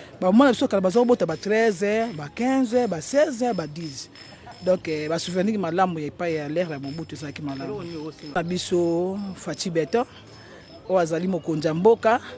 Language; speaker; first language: Lingala; native; Lingala